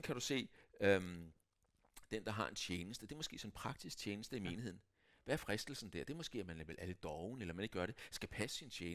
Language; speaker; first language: Danish; native; Danish